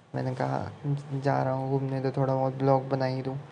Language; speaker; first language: Hindi; native; Hindi